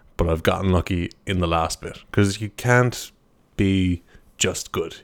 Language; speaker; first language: English; native; English